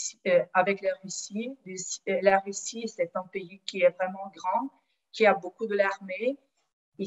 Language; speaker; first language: French; non-native, fluent; Ukrainian